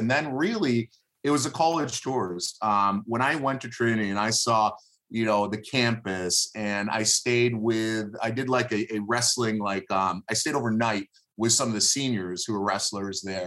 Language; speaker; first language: English; early bilingual, other home language; Hebrew